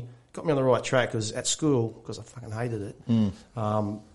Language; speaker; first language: English; native; English